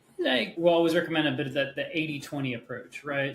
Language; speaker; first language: English; native; English